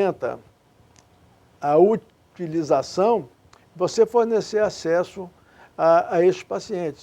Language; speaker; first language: Portuguese; native; Portuguese